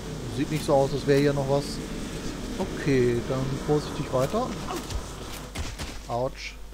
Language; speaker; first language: German; native; German